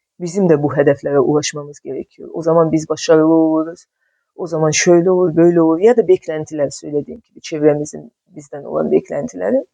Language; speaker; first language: Turkish; non-native, fluent; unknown